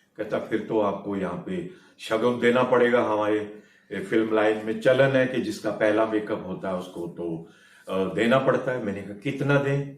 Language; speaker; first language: Hindi; native; Hindi